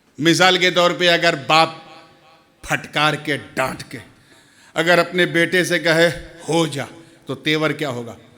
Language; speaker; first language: Urdu; native; Urdu